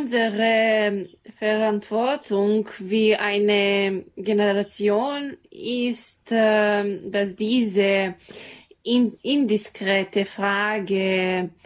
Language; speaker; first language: German; non-native, learner; Serbian